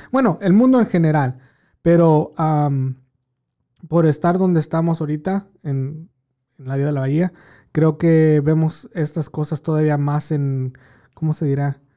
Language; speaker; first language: Spanish; early bilingual, heritage; Spanish